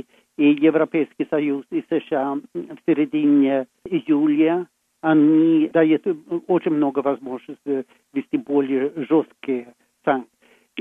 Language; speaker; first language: Russian; non-native, fluent; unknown